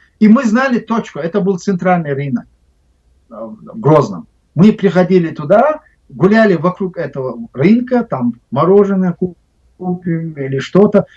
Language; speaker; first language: Russian; non-native, local second language; Chechen